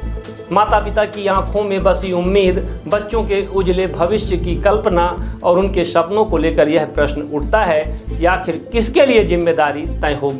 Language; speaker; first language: Hindi; native; Hindi